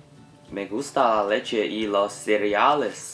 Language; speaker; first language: Spanish; non-native, learner; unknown